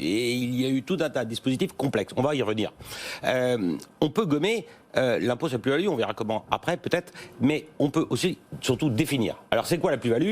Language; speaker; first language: French; native; French